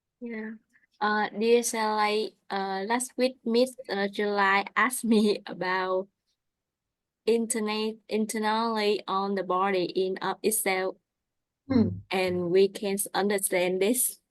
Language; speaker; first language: English; non-native, learner; Vietnamese